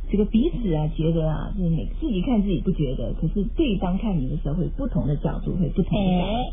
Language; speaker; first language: Chinese; native; Chinese